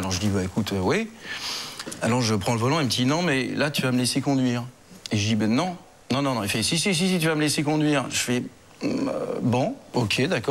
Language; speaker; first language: French; native; French